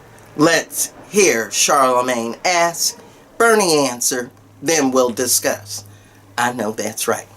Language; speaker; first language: English; native; English